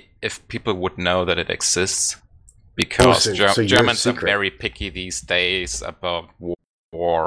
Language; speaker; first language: English; non-native, fluent; German